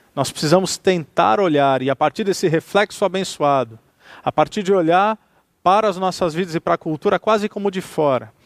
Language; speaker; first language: Portuguese; native; Portuguese